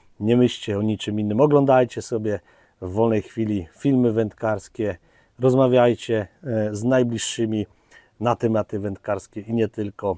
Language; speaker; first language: Polish; native; Polish